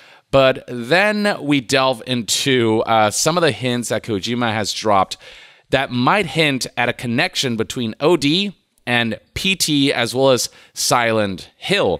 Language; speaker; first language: English; native; English